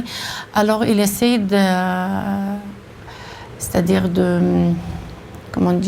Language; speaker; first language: French; non-native, local second language; Arabic